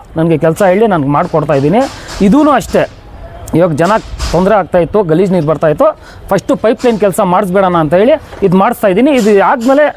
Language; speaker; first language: Kannada; non-native, local second language; Urdu